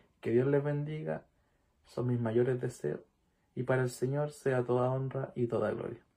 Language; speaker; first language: Spanish; native; Spanish